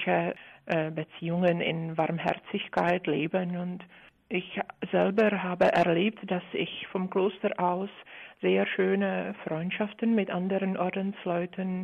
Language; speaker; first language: German; non-native, fluent; Czech